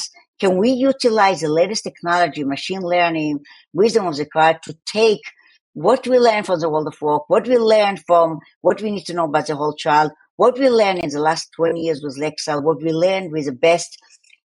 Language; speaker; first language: English; non-native, fluent; Hebrew